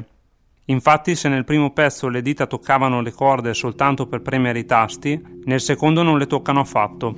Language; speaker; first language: Italian; native; Italian